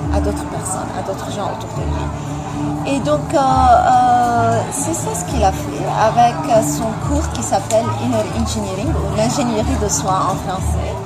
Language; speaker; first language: French; non-native, local second language; Arabic